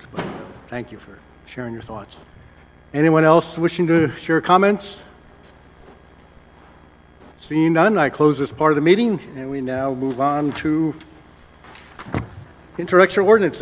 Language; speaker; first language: English; native; English